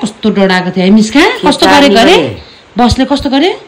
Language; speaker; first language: Nepali; native; Nepali